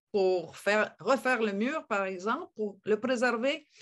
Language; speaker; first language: French; native; French